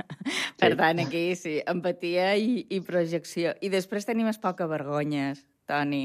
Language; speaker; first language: Catalan; native; Catalan